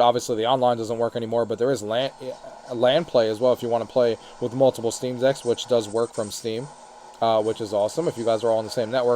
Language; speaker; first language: English; native; English